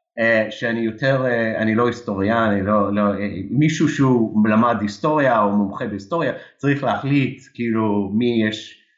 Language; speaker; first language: Hebrew; non-native, fluent; English